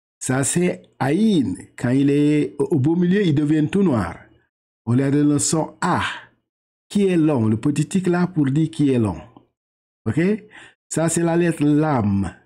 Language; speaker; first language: French; non-native, local second language; Wolof